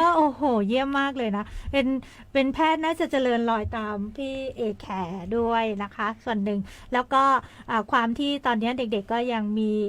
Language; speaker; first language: Thai; native; Thai